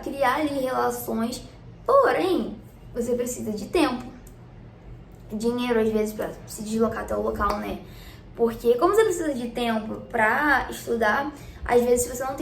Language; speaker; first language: Portuguese; native; Portuguese